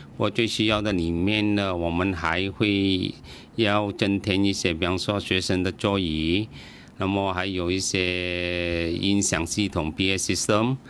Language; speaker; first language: Chinese; native; Chinese